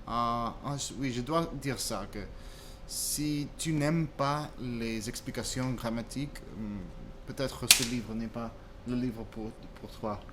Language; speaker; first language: French; non-native, fluent; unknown